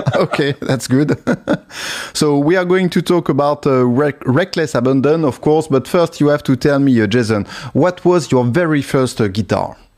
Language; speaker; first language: English; non-native, fluent; French